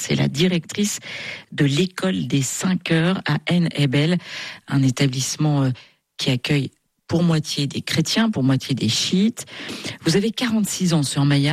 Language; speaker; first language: French; native; French